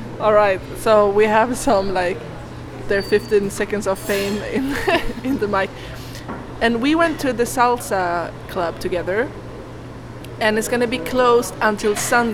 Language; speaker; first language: English; non-native, fluent; Swedish